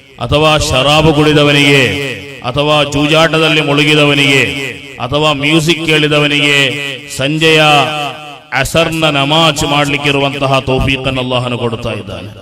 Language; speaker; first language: Kannada; non-native, local second language; Malayalam